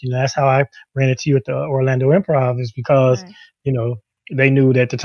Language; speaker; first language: English; native; English